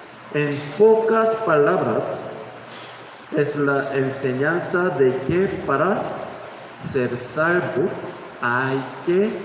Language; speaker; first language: Spanish; non-native, learner; Korean